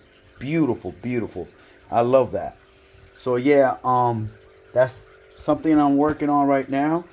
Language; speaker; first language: English; native; English